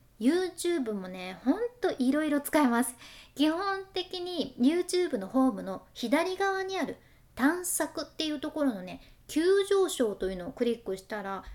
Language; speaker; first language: Japanese; native; Japanese